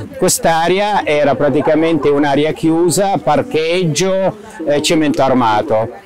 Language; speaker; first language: Italian; non-native, fluent; Arabic